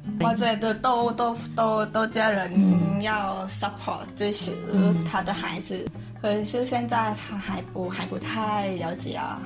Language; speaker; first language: Chinese; non-native, learner; Thai